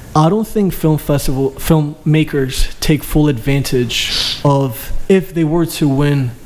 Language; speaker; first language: English; early bilingual, other home language; Albanian